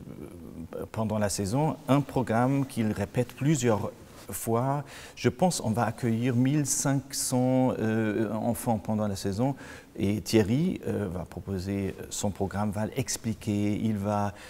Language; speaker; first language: French; non-native, fluent; German